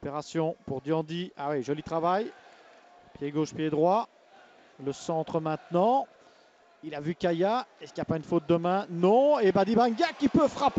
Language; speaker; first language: French; native; French